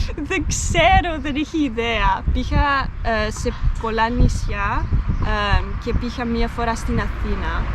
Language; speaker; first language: Greek; non-native, learner; Dutch